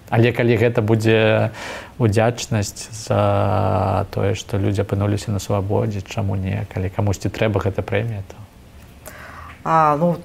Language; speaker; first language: Belarusian; non-native, local second language; Russian